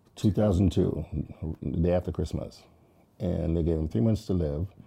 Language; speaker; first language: English; early bilingual, other home language; Jamaican Creole English